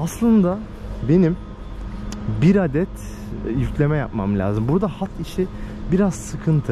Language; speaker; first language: Turkish; native; Turkish